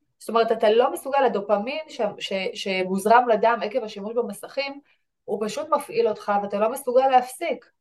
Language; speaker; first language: Hebrew; native; Hebrew